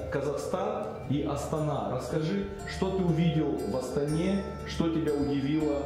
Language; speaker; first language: Russian; native; Russian